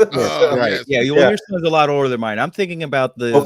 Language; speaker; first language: English; native; English